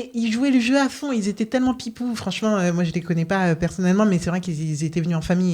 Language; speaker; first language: French; native; French